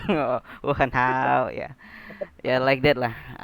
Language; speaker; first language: English; non-native, learner; Indonesian